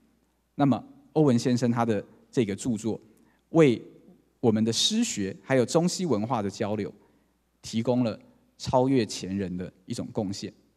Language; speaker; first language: Chinese; native; Chinese